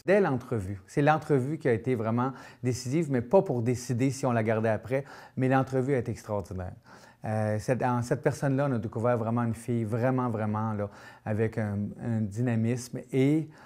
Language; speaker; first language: French; native; French